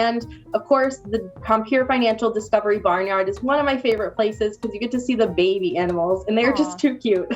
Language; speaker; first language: English; native; English